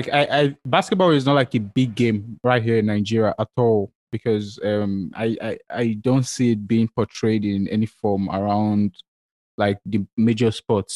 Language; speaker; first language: English; non-native, local second language; Yoruba